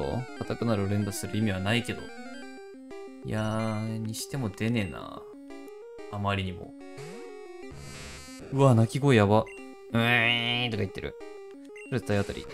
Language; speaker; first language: Japanese; native; Japanese